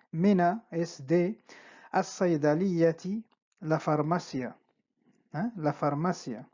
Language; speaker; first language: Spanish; non-native, fluent; Arabic